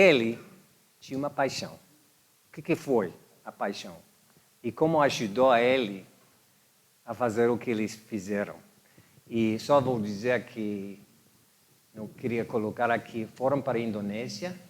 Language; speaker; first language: Portuguese; non-native, fluent; English